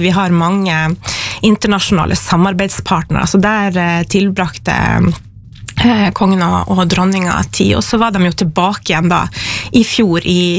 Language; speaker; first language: Norwegian; native; Norwegian